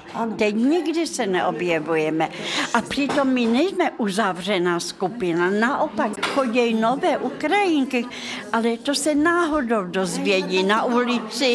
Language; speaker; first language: Czech; non-native, fluent; Russian